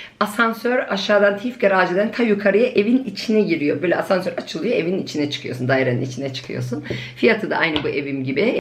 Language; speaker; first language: Turkish; early bilingual, heritage; Turkish